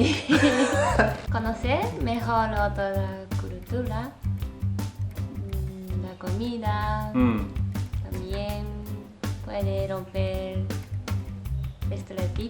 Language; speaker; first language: Spanish; non-native, learner; Japanese